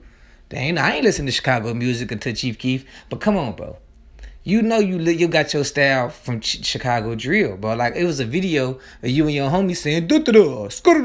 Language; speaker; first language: English; native; English